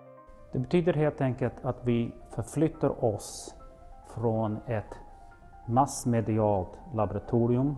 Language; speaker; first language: Swedish; non-native, fluent; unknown